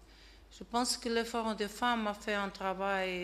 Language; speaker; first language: French; non-native, learner; Portuguese